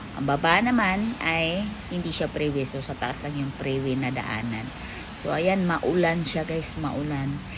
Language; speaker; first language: Filipino; non-native, local second language; Cebuano